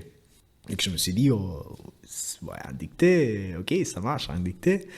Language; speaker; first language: French; non-native, fluent; Spanish